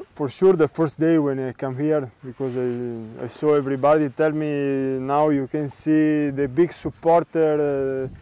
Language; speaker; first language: English; non-native, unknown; Italian